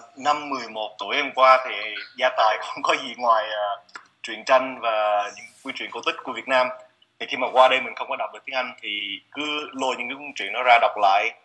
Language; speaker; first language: Vietnamese; early bilingual, other home language; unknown